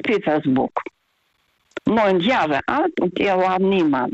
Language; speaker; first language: German; non-native, fluent; Russian